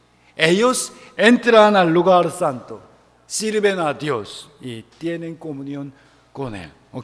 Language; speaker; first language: Spanish; non-native, fluent; Korean